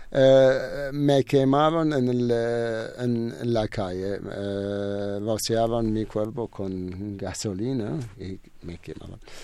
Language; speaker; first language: Spanish; non-native, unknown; Arabic